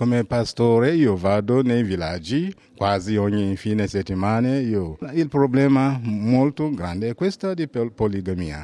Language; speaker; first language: Italian; non-native, fluent; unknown